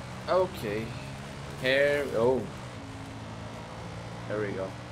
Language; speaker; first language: English; non-native, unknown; Portuguese